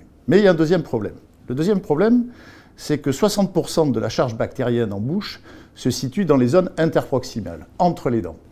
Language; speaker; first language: French; native; French